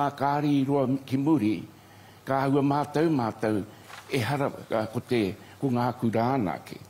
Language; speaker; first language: Māori; native; Māori